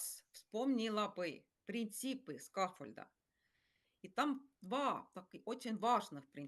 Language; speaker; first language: Russian; non-native, fluent; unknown